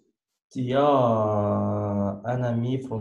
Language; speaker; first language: French; non-native, learner; Arabic